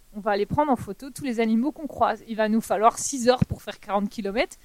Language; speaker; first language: French; native; French